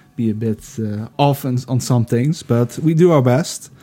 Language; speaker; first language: English; non-native, fluent; Dutch